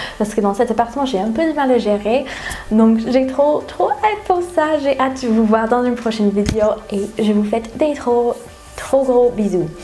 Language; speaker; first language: French; non-native, fluent; English